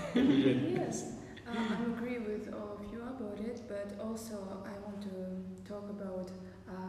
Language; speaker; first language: English; non-native, fluent; Kazakh